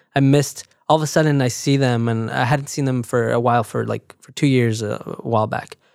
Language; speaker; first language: English; early bilingual, other home language; Spanish